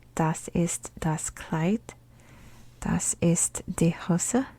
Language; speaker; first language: German; non-native, learner; English